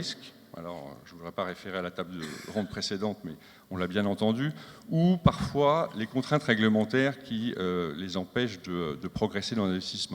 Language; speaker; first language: French; native; French